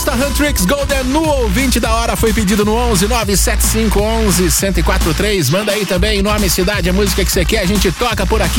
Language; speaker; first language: Portuguese; native; Portuguese